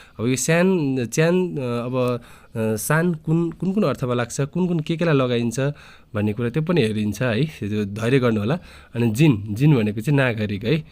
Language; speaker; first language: Nepali; native; Nepali